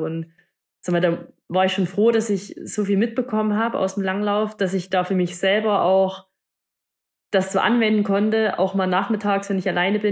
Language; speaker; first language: German; native; German